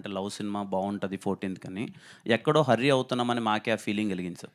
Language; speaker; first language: Telugu; native; Telugu